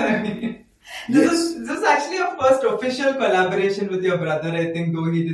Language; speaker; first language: English; non-native, local second language; Tamil